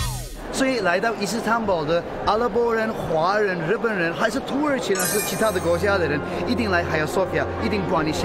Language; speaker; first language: Chinese; non-native, fluent; Turkish